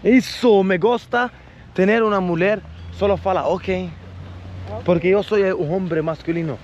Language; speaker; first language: Spanish; non-native, learner; Swedish